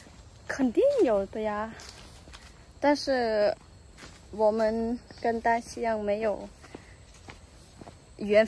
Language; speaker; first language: Chinese; non-native, learner; Thai